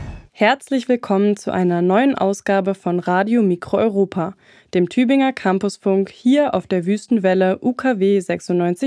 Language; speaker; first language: German; native; German